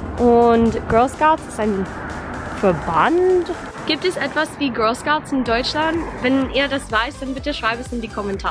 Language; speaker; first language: German; non-native, learner; English